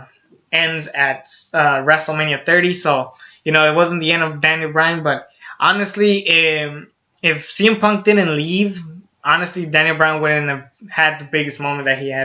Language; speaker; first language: English; native; English